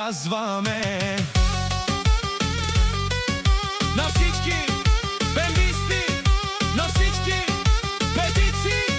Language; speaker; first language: Bulgarian; non-native, local second language; Romany